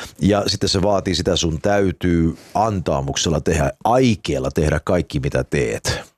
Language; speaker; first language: Finnish; early bilingual, heritage; Finnish